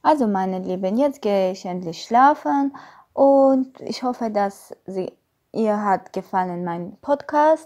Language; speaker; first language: German; non-native, learner; Armenian